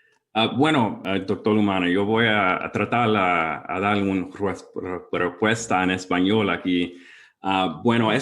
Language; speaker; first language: Spanish; early bilingual, heritage; English